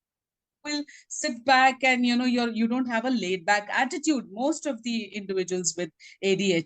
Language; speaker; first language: English; non-native, local second language; Tamil